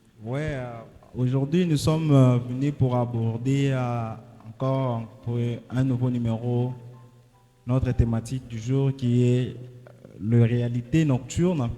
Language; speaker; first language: French; non-native, local second language; Lingala